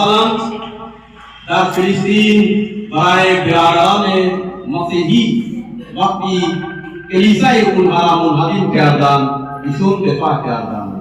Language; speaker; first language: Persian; non-native, fluent; Urdu